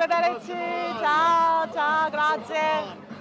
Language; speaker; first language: Italian; non-native, learner; Korean